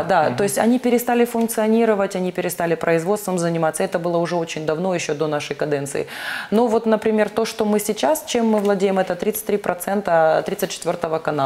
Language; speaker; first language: Russian; native; Russian